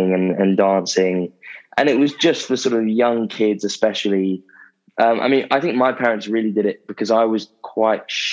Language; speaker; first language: English; native; English